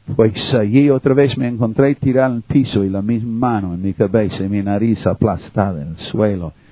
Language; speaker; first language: Spanish; non-native, fluent; English